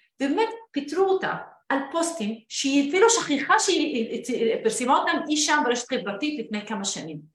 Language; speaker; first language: Hebrew; non-native, local second language; Arabic